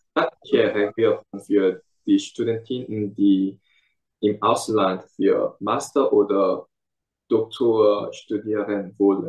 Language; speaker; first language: German; non-native, fluent; Korean